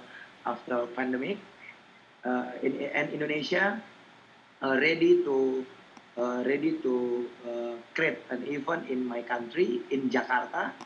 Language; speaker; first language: English; non-native, learner; Indonesian